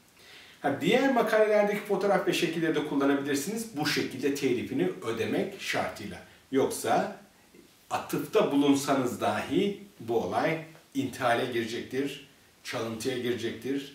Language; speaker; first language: Turkish; native; Turkish